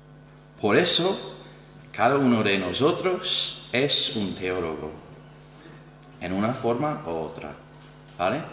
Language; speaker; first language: Spanish; non-native, fluent; English